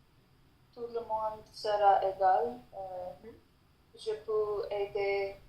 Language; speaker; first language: French; non-native, learner; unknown